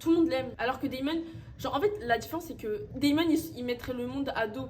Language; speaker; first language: French; native; French